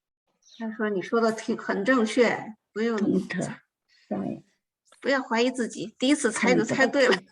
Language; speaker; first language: Chinese; native; Chinese